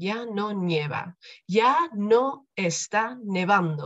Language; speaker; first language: Spanish; non-native, fluent; Dutch